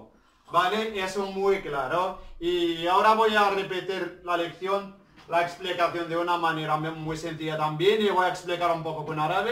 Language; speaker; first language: Spanish; non-native, learner; Arabic